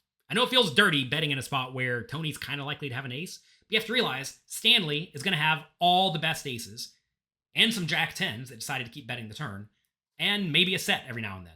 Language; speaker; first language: English; native; English